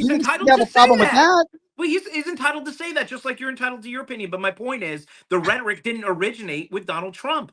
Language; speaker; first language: English; native; English